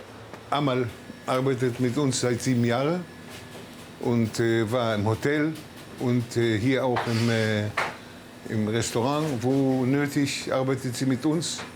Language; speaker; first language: German; early bilingual, heritage; German